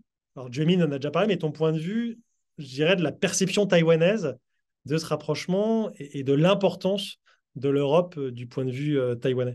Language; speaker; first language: French; native; French